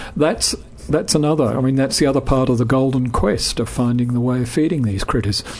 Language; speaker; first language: English; native; English